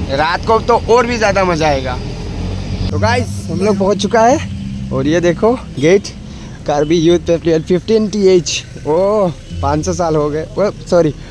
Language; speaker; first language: Hindi; non-native, local second language; Assamese